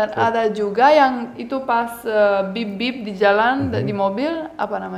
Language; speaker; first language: Indonesian; non-native, fluent; Romanian